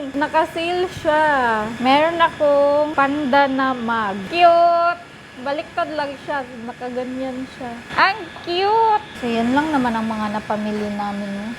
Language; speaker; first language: Filipino; non-native, local second language; Cebuano